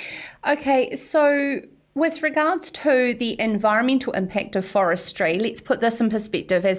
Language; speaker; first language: English; native; English